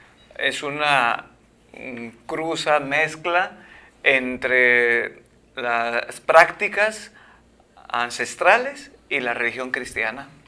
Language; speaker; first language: Spanish; native; Spanish